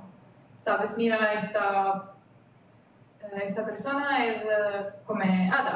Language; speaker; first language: Spanish; non-native, learner; Italian